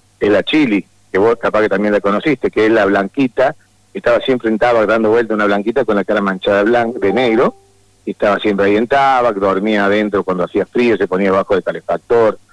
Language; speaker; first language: Spanish; native; Spanish